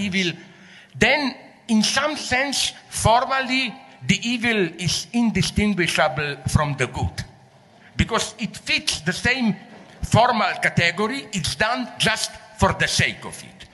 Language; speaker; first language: English; non-native, fluent; Slovenian